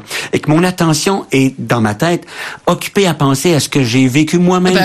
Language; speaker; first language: French; native; French